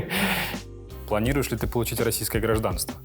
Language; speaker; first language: Russian; native; Russian